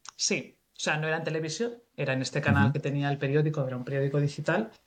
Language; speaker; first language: Spanish; native; Spanish